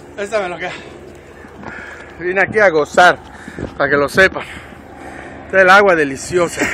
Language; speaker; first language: Spanish; native; Spanish